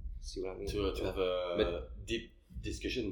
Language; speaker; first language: English; non-native, learner; French